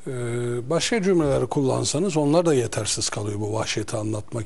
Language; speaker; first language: Turkish; native; Turkish